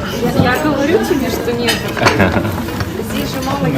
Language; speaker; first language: Russian; native; Russian